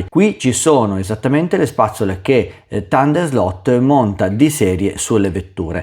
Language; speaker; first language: Italian; native; Italian